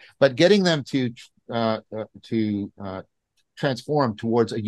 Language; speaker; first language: English; native; English